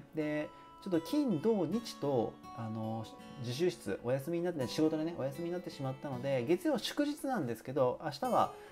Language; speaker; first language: Japanese; native; Japanese